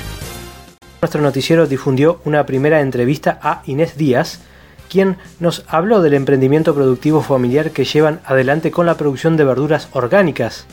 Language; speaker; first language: Spanish; native; Spanish